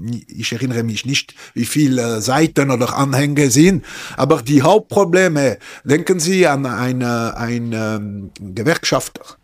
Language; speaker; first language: German; non-native, local second language; French